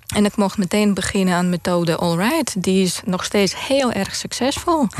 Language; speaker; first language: Dutch; non-native, fluent; Romanian